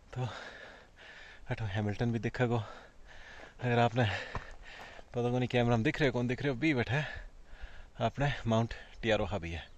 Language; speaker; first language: Hindi; native; Hindi